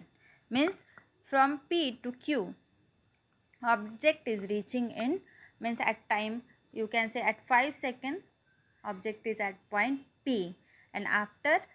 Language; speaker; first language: English; non-native, local second language; Marathi